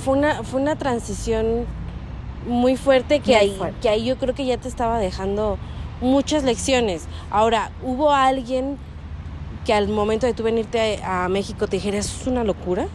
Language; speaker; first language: Spanish; native; Spanish